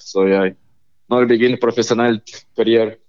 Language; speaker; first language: Norwegian; non-native, learner; Lithuanian